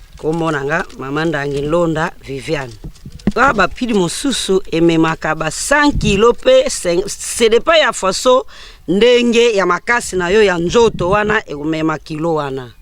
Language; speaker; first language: Lingala; non-native, local second language; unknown